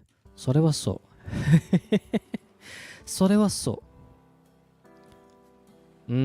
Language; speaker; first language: Japanese; non-native, fluent; Indonesian